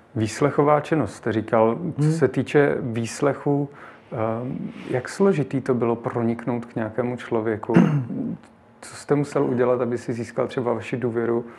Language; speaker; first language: Czech; native; Czech